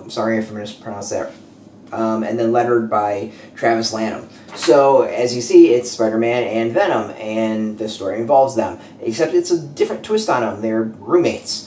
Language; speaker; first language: English; native; English